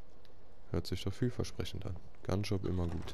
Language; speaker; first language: German; native; German